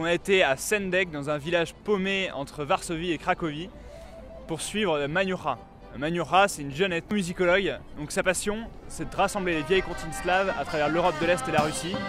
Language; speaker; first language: French; native; French